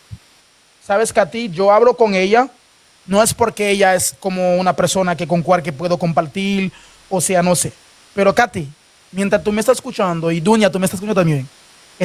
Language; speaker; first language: Spanish; non-native, fluent; Haitian Creole